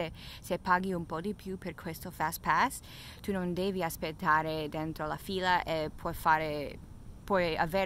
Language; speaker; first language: Italian; non-native, fluent; English